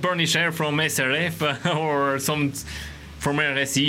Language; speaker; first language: English; non-native, learner; Romansh